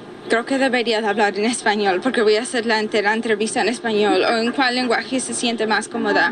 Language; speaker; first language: Spanish; early bilingual, heritage; Spanish